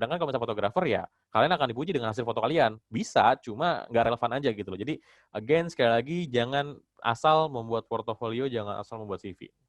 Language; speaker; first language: Indonesian; native; Indonesian